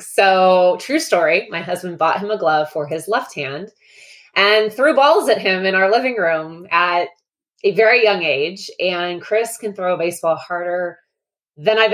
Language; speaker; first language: English; native; English